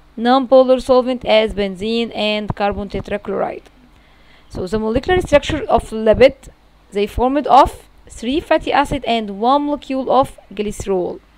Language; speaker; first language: English; non-native, fluent; Arabic